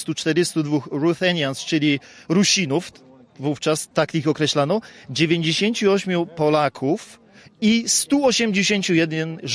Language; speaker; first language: Polish; native; Polish